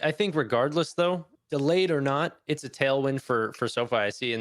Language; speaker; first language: English; native; English